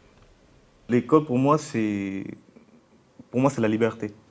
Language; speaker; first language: French; non-native, fluent; Bangla